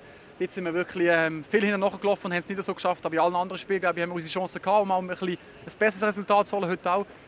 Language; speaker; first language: German; native; German